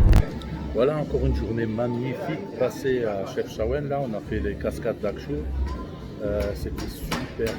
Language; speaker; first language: French; native; French